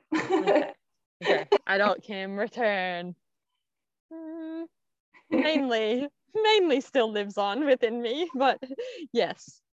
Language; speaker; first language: English; native; English